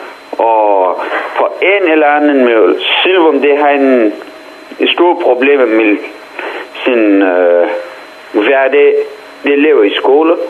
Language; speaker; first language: Danish; non-native, fluent; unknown